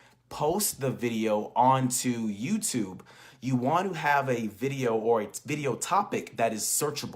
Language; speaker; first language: English; native; English